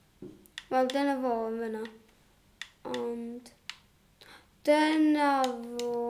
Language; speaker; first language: Welsh; non-native, local second language; English